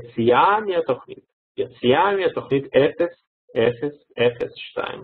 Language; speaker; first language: Hebrew; non-native, fluent; Russian